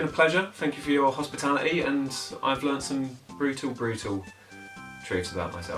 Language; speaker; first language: English; native; English